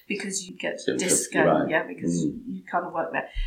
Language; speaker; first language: English; native; English